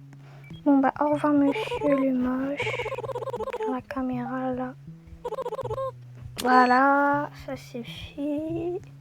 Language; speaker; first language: French; native; French